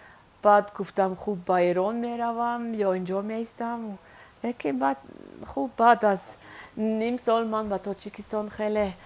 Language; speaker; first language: Persian; non-native, learner; Swiss German